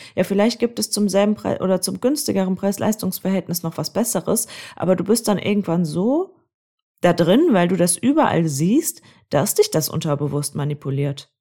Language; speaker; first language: German; native; German